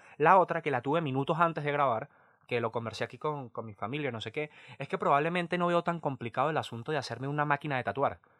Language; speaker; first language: Spanish; native; Spanish